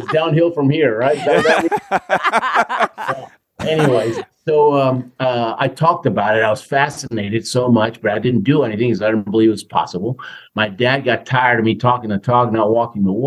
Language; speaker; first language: English; native; English